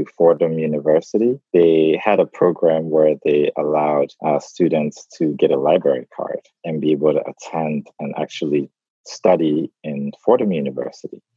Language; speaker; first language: English; non-native, local second language; Igbo